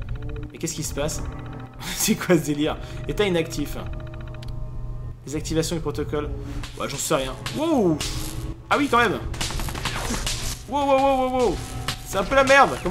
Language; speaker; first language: French; native; French